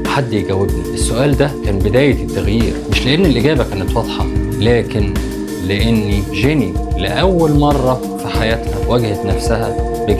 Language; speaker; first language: Arabic; native; Arabic